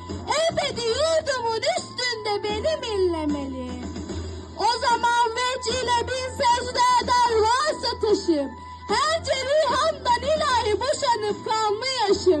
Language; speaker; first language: Turkish; native; Turkish